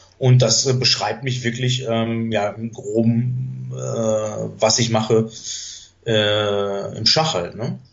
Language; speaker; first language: German; early bilingual, other home language; Greek